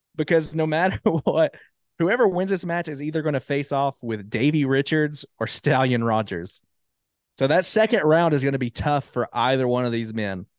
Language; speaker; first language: English; native; English